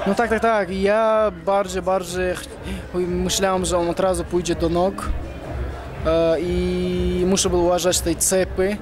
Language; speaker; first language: Polish; non-native, fluent; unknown